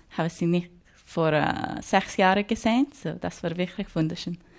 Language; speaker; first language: German; non-native, learner; English